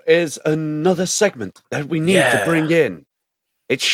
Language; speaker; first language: English; native; English